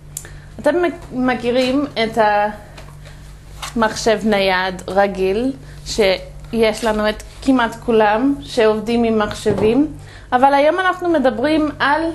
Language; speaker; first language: Hebrew; non-native, fluent; English